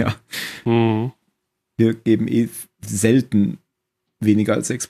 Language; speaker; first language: German; native; German